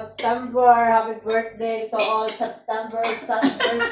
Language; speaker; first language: English; non-native, learner; Filipino